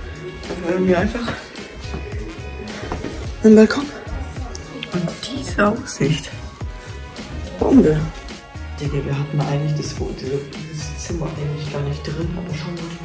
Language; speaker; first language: German; native; German